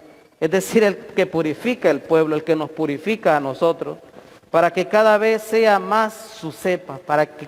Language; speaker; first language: Spanish; native; Spanish